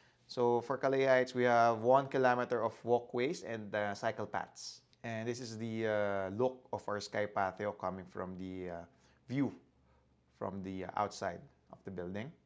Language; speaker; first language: English; non-native, local second language; Filipino